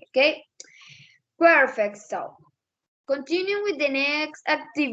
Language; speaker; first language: English; non-native, learner; Spanish